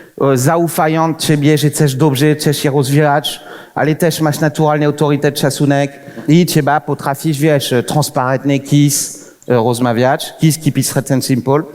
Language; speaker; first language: Polish; non-native, fluent; French